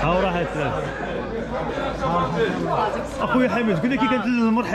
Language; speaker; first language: Arabic; native; Arabic